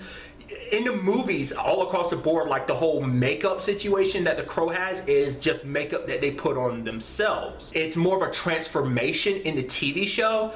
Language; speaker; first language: English; native; English